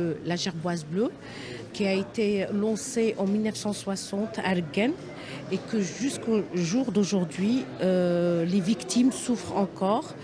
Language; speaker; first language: French; non-native, local second language; Arabic